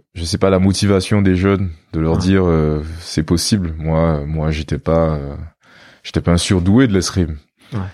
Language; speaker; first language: French; native; French